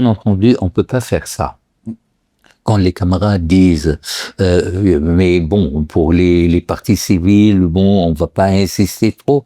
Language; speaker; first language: French; non-native, local second language; Arabic